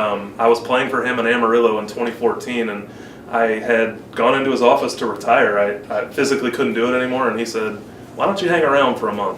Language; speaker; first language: English; native; English